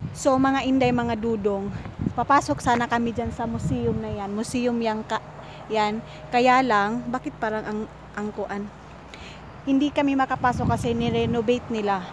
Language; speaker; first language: Filipino; non-native, local second language; Cebuano